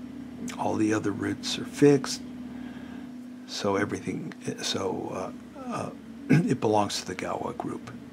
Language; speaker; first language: English; native; English